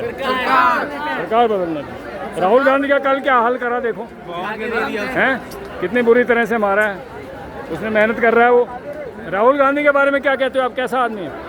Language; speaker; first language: Hindi; native; Hindi